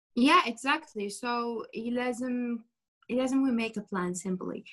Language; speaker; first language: English; non-native, fluent; Arabic